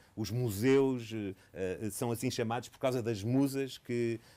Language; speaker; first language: Portuguese; native; Portuguese